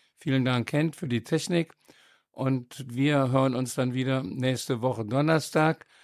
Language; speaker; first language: German; native; German